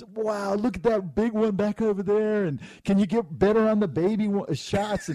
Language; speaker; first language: English; native; English